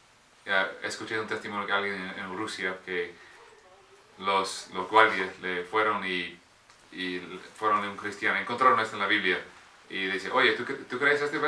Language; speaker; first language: Spanish; non-native, fluent; English